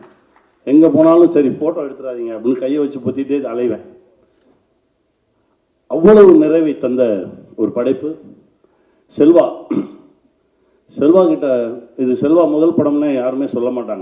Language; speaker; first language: Tamil; native; Tamil